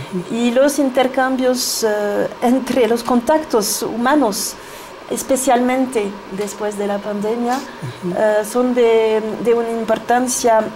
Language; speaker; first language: Spanish; non-native, fluent; French